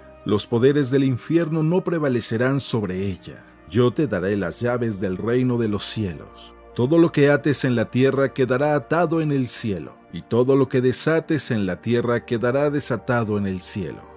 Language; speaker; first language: Spanish; native; Spanish